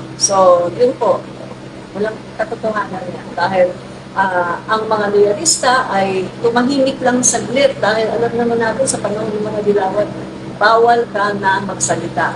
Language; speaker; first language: Filipino; non-native, local second language; Cebuano